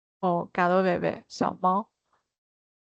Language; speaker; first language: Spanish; non-native, fluent; Chinese